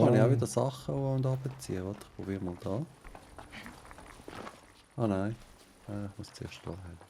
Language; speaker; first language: German; native; German